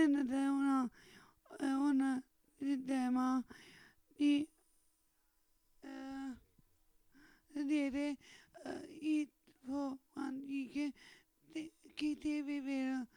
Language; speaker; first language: Italian; non-native, learner; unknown